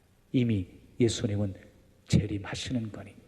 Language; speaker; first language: Korean; native; Korean